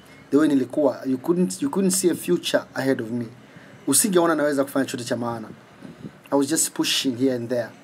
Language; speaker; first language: English; non-native, local second language; Swahili